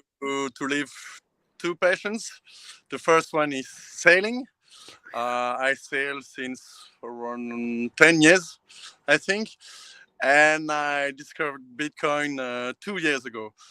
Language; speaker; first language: English; non-native, learner; French